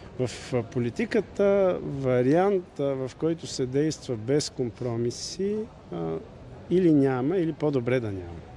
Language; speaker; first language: Bulgarian; native; Bulgarian